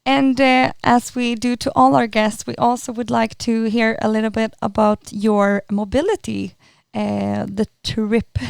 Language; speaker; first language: English; non-native, fluent; Swedish